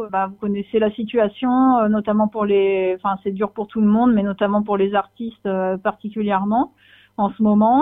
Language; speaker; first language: French; native; French